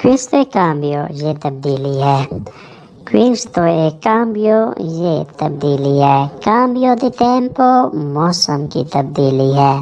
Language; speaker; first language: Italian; non-native, fluent; Urdu